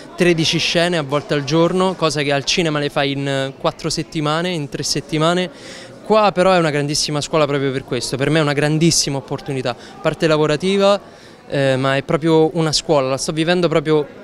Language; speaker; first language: Italian; native; Italian